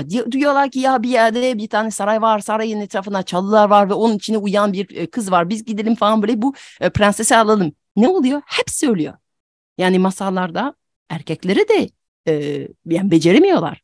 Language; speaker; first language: Turkish; non-native, fluent; French